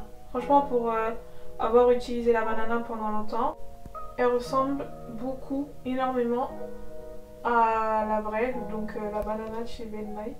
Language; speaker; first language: French; native; French